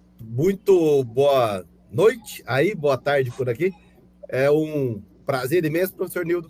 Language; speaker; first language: Portuguese; native; Portuguese